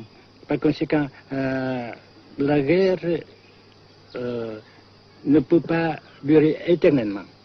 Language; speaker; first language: French; non-native, fluent; Vietnamese